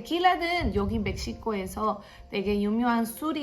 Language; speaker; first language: Korean; non-native, fluent; Spanish